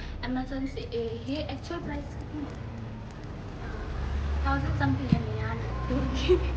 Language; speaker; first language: Hindi; non-native, local second language; Tibetan